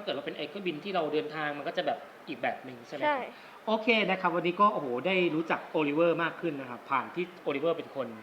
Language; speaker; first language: Thai; native; Thai